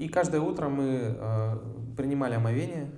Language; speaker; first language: Russian; native; Russian